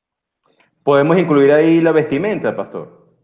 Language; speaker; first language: Spanish; native; Spanish